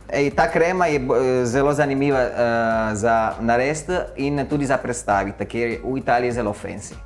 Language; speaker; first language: Slovenian; non-native, learner; Italian